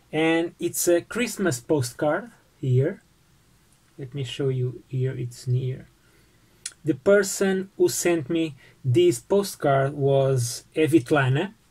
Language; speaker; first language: English; non-native, fluent; Portuguese